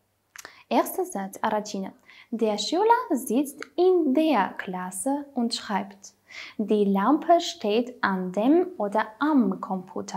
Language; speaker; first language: German; non-native, fluent; Armenian